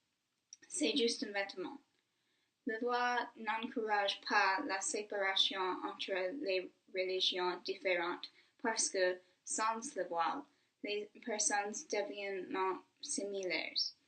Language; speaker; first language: French; non-native, fluent; English